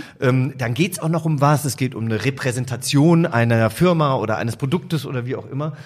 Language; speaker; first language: German; native; German